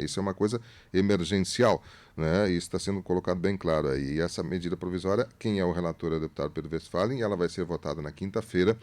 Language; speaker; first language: Portuguese; native; Portuguese